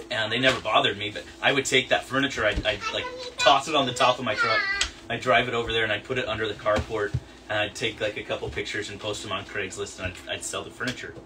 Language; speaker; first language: English; native; English